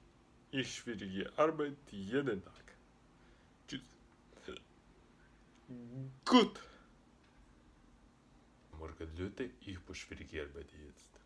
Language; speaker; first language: German; non-native, learner; Russian